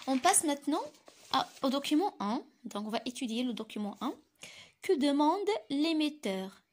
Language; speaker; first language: French; non-native, local second language; Arabic